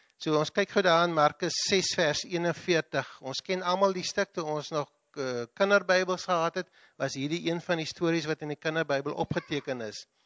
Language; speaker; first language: Afrikaans; native; Afrikaans